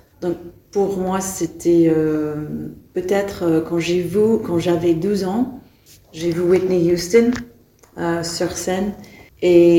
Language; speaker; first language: French; non-native, fluent; English